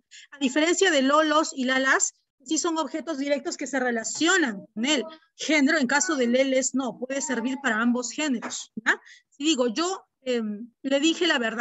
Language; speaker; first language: Spanish; native; Spanish